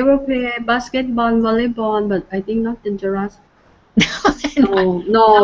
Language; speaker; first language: English; non-native, learner; Thai